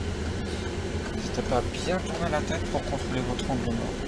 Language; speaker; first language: French; native; French